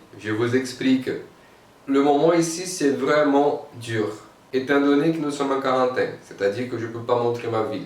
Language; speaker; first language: French; non-native, fluent; Portuguese